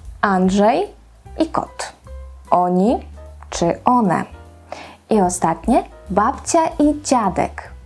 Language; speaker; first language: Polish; non-native, fluent; Ukrainian